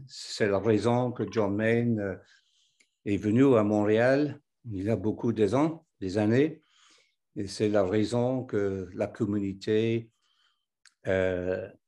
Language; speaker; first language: French; non-native, fluent; English